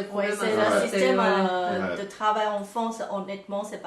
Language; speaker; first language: French; non-native, fluent; Chinese